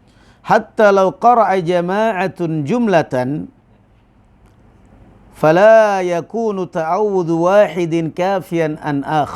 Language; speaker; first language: Arabic; non-native, fluent; Indonesian